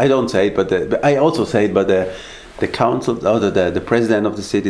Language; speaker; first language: English; non-native, fluent; Swiss German